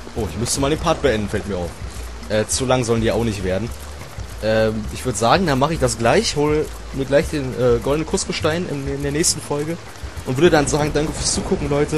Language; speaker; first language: German; native; German